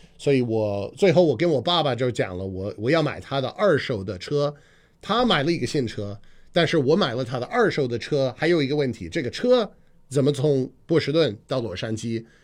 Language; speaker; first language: Chinese; non-native, fluent; English